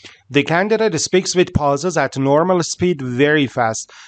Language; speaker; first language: English; non-native, fluent; Persian